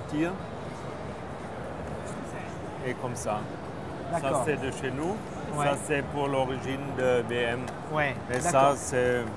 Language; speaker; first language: French; non-native, fluent; German